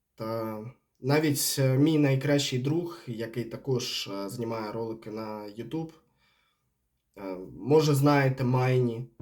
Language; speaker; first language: Ukrainian; non-native, local second language; Russian